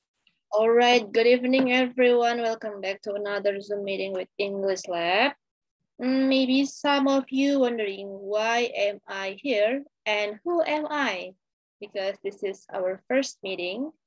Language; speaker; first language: English; non-native, fluent; Indonesian